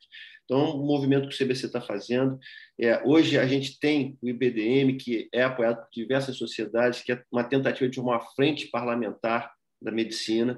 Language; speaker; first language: Portuguese; native; Portuguese